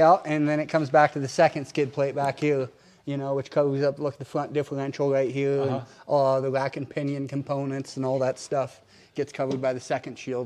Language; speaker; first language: English; native; English